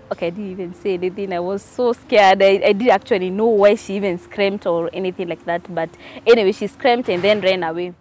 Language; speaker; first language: English; non-native, local second language; Kikuyu